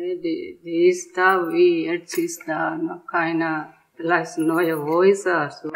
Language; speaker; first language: German; non-native, learner; Telugu